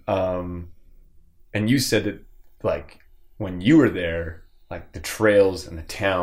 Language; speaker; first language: English; native; English